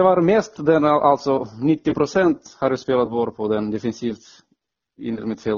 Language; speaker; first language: Swedish; non-native, fluent; Romanian